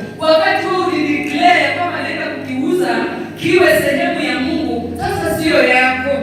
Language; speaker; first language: Swahili; non-native, local second language; Luyia